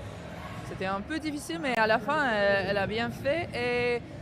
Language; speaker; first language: French; non-native, learner; English